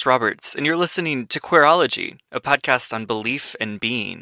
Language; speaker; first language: English; native; English